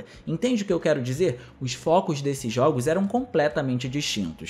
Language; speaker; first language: Portuguese; native; Portuguese